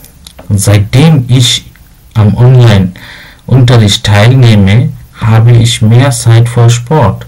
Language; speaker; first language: German; non-native, fluent; Bangla